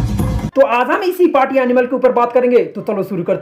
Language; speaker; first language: Hindi; native; Hindi